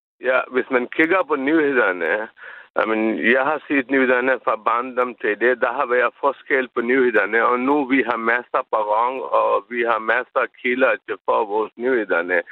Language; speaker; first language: Danish; non-native, learner; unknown